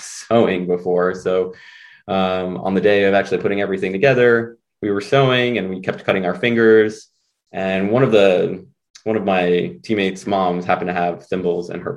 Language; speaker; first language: English; early bilingual, other home language; Spanish